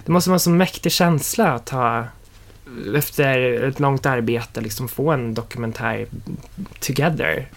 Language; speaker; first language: Swedish; native; Swedish